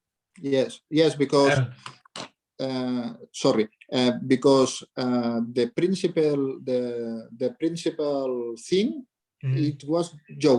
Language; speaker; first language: English; non-native, learner; Catalan